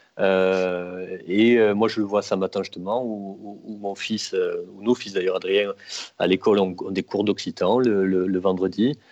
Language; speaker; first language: French; native; French